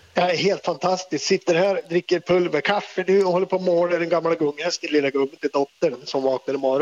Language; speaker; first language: Swedish; native; Swedish